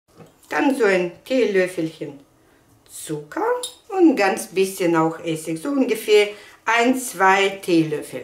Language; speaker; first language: German; non-native, fluent; Russian